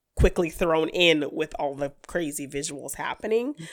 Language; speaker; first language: English; native; English